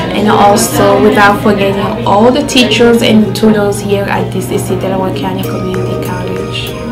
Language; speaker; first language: English; non-native, fluent; French